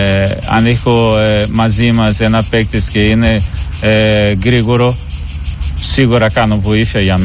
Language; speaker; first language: Greek; non-native, learner; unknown